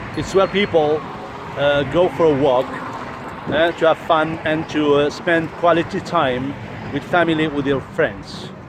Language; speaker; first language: English; non-native, fluent; Arabic